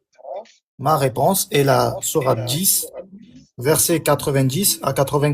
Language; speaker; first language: French; native; French